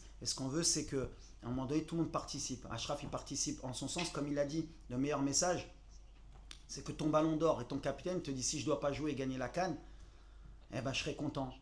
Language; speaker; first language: French; native; French